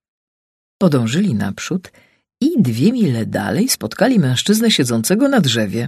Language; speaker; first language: Polish; native; Polish